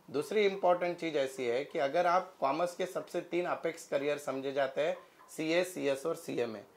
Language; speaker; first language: Hindi; non-native, local second language; Marathi